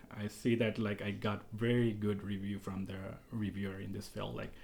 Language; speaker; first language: English; non-native, local second language; Bangla